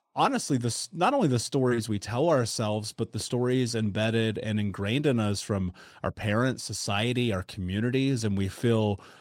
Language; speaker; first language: English; native; English